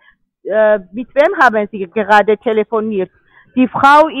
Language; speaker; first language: German; non-native, fluent; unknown